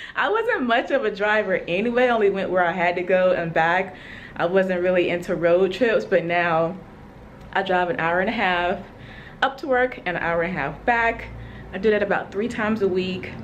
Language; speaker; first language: English; native; English